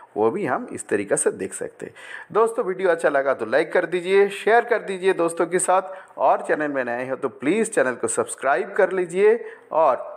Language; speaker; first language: Hindi; non-native, local second language; Bangla